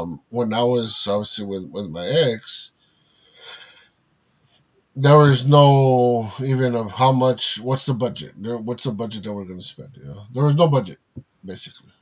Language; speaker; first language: English; early bilingual, other home language; Spanish